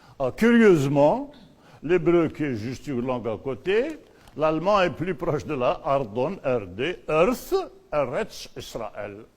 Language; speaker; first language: French; non-native, local second language; Berber languages